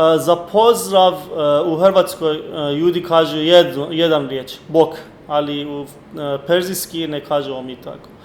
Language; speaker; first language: Bosnian; non-native, learner; Persian